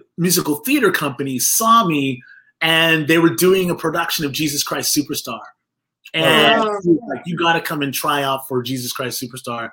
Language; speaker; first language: English; native; English